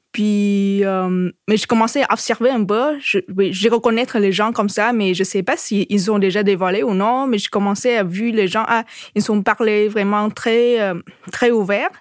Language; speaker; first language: French; non-native, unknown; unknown